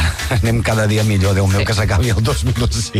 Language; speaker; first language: Catalan; native; Catalan